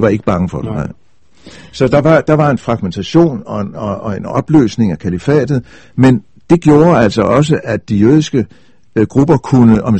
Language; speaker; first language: Danish; native; Danish